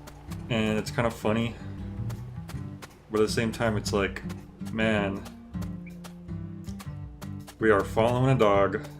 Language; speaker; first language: English; native; English